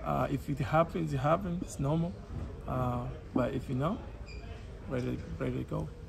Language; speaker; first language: English; non-native, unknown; Spanish